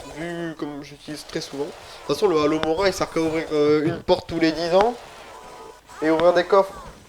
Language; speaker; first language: French; native; French